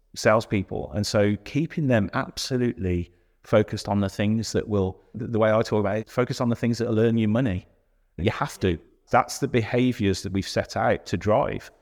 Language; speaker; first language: English; native; English